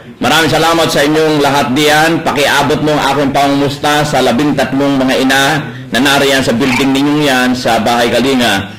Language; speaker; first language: Filipino; native; Filipino